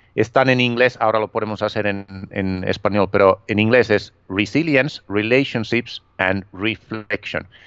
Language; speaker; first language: Spanish; non-native, fluent; Finnish